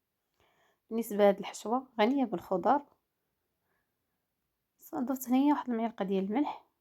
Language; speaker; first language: Arabic; native; Arabic